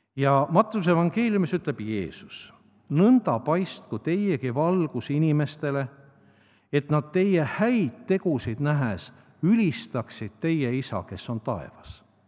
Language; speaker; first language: Estonian; native; Estonian